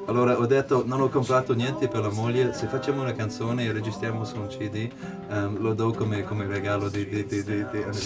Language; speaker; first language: Italian; non-native, fluent; English